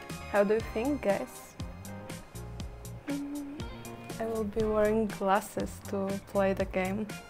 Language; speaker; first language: English; non-native, fluent; Polish